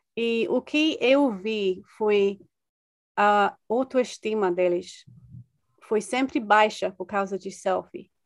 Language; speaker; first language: Portuguese; non-native, fluent; English